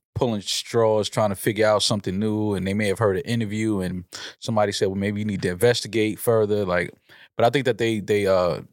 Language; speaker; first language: English; native; English